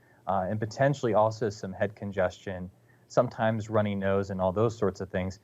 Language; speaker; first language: English; native; English